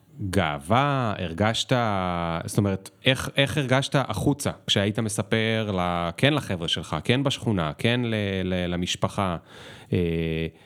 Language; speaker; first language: Hebrew; native; Hebrew